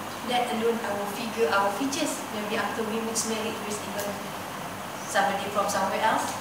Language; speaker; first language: English; non-native, local second language; Malay